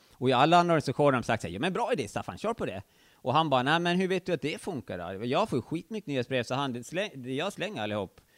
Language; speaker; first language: Swedish; native; Swedish